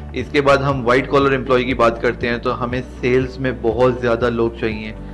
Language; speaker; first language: Urdu; native; Urdu